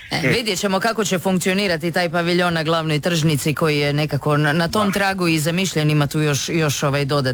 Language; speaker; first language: Serbian; native; Serbian